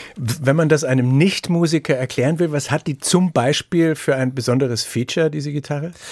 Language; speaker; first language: German; native; German